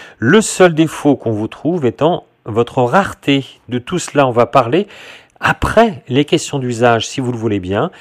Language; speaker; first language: French; native; French